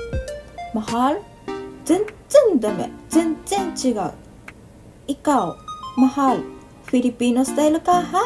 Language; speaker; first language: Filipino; non-native, learner; Japanese